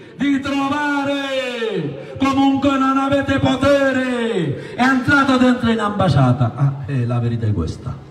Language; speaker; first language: Italian; non-native, learner; Bangla